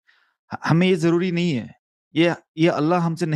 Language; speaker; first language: Hindi; early bilingual, heritage; Urdu